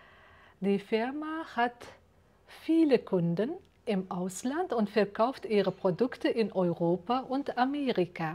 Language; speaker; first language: German; non-native, fluent; Uzbek